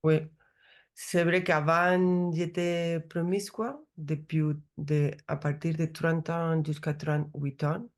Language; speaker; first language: French; non-native, learner; Spanish